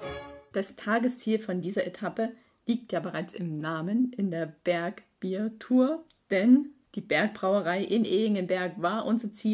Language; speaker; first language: German; native; German